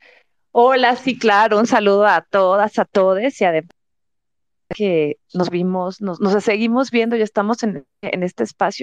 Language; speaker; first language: Spanish; native; Spanish